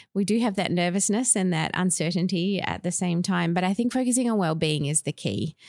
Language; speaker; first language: English; native; English